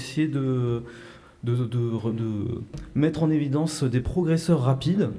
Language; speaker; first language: French; native; French